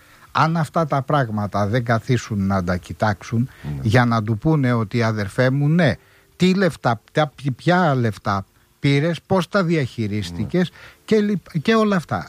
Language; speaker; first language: Greek; native; Greek